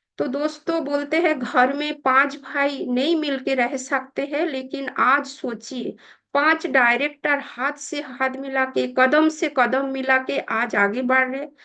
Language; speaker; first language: Hindi; non-native, local second language; Bangla